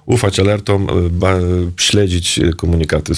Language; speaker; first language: Polish; native; Polish